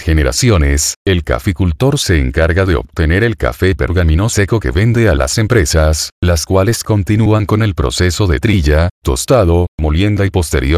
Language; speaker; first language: Spanish; native; Spanish